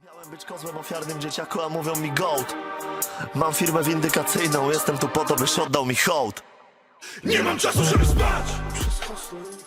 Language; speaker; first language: Polish; native; Polish